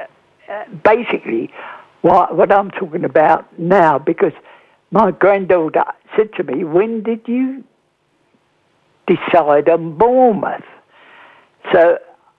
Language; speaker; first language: English; native; English